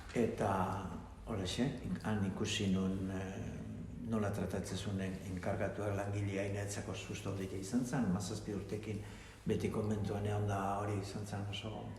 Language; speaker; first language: Basque; native; Basque